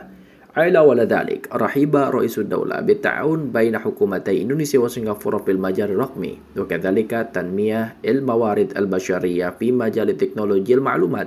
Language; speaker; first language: Arabic; non-native, fluent; Indonesian